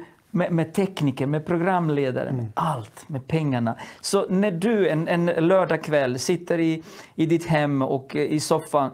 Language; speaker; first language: Swedish; non-native, fluent; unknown